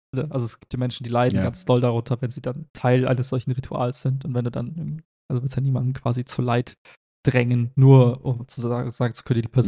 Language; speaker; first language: German; native; German